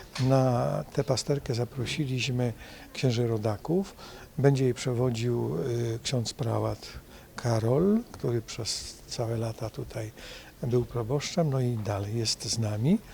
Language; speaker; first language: Polish; native; Polish